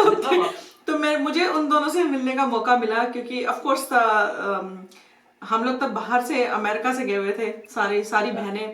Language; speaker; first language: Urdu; non-native, local second language; Punjabi